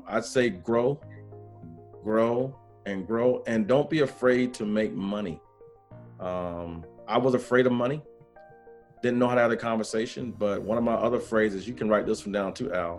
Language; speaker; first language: English; native; English